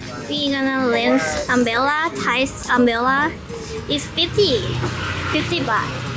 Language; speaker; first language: English; non-native, learner; Thai